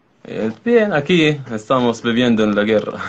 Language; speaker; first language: Spanish; non-native, learner; Arabic